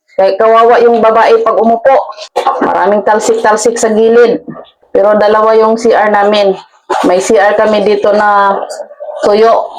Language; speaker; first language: Filipino; non-native, local second language; Cebuano